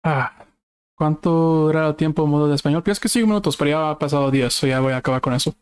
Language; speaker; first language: Spanish; non-native, learner; English